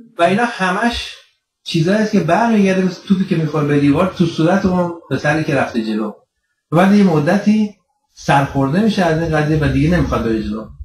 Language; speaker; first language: Persian; early bilingual, heritage; Persian